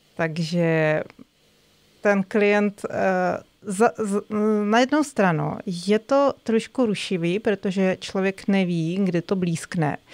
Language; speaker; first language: Czech; non-native, fluent; Russian